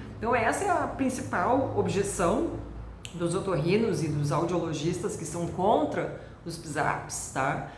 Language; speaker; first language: Portuguese; native; Portuguese